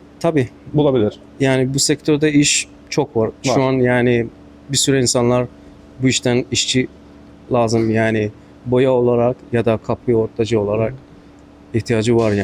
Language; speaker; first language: Turkish; non-native, learner; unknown